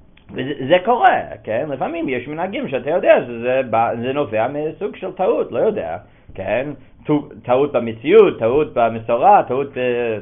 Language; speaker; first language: Hebrew; non-native, fluent; English